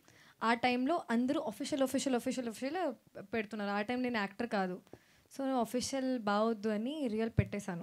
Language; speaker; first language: Telugu; non-native, fluent; Hindi